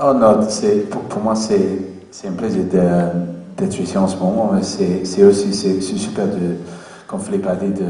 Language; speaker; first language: French; non-native, fluent; English